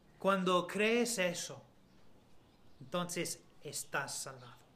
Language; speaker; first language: Spanish; non-native, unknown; English